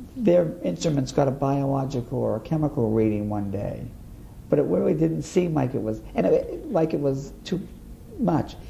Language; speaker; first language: English; native; English